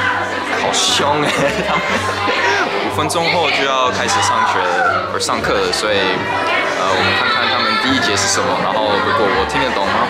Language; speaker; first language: Chinese; early bilingual, heritage; English